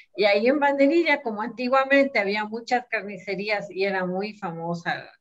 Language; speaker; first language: Spanish; native; Spanish